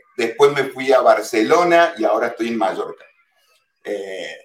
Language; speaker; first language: Spanish; native; Spanish